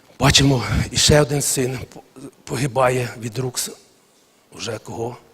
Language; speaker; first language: Ukrainian; non-native, local second language; Russian